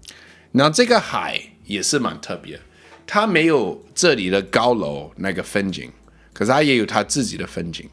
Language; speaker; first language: Chinese; early bilingual, heritage; English